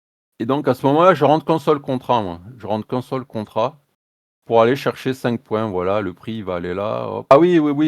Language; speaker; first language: French; native; French